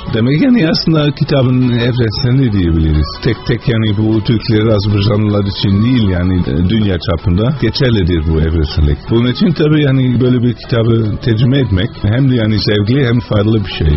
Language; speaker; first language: Turkish; non-native, fluent; Dutch